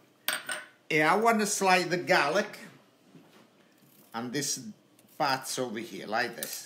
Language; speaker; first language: English; non-native, local second language; Italian